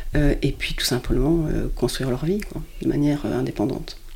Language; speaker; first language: French; native; French